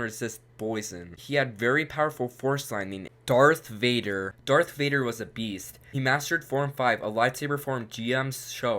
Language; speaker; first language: English; native; English